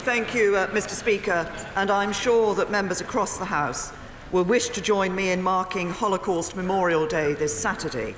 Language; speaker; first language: English; native; English